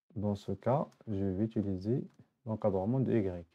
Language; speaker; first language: French; non-native, local second language; Arabic